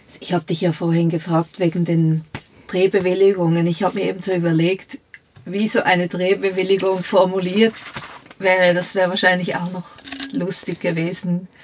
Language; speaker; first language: German; native; German